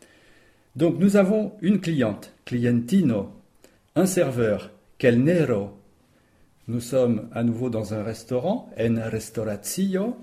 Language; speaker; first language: French; native; French